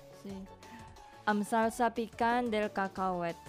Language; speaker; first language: Catalan; non-native, learner; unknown